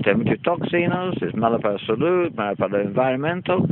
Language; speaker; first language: Spanish; non-native, learner; English